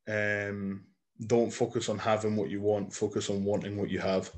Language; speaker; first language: English; native; English